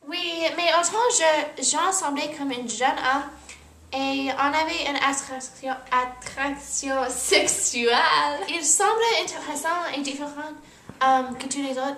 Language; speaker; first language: French; non-native, learner; English